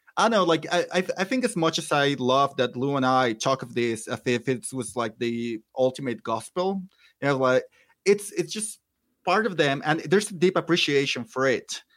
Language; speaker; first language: English; non-native, fluent; Spanish